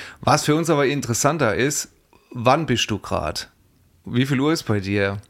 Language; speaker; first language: German; native; German